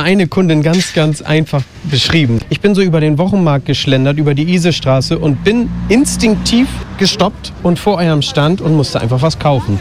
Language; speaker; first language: German; native; German